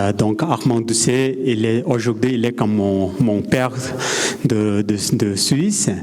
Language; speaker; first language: French; non-native, fluent; Sherpa